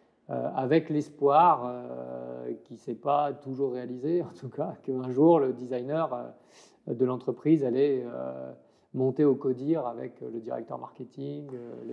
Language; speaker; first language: French; native; French